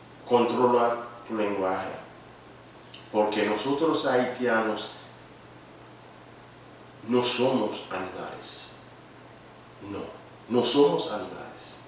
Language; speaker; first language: Spanish; non-native, learner; Haitian Creole